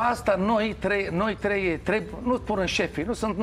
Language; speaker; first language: Romanian; non-native, learner; Hebrew